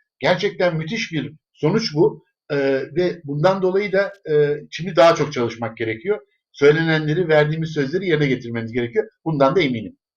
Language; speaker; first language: Turkish; early bilingual, other home language; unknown